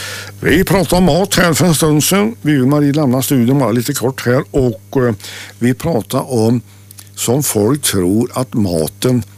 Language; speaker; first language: Swedish; native; Swedish